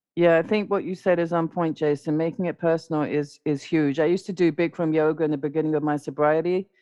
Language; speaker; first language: English; native; English